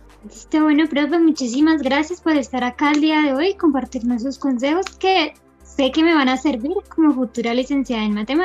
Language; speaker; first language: Spanish; native; Spanish